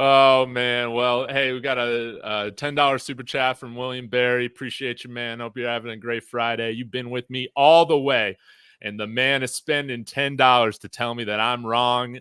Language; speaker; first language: English; native; English